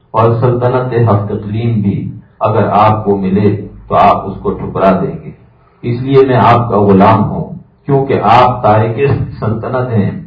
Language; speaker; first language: Urdu; native; Urdu